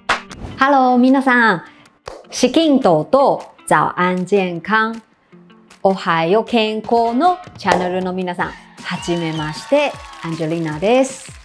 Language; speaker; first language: Japanese; non-native, fluent; Chinese